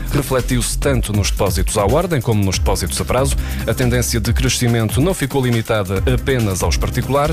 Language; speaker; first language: Portuguese; native; Portuguese